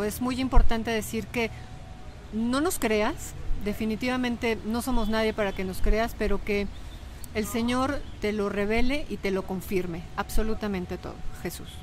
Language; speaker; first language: Spanish; native; Spanish